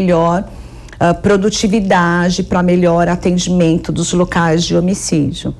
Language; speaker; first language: Portuguese; native; Portuguese